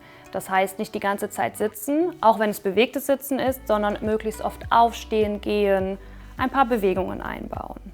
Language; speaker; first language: German; native; German